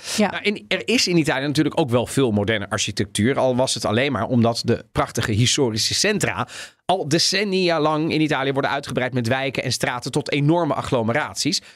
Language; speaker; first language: Dutch; native; Dutch